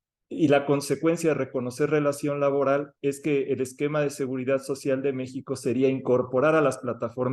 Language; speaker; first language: Spanish; native; Spanish